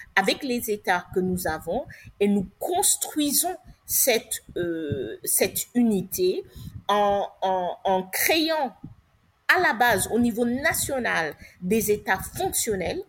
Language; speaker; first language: French; non-native, local second language; English